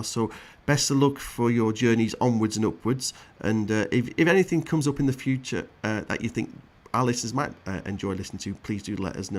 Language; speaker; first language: English; native; English